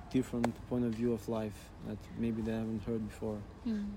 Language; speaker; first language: English; non-native, fluent; Albanian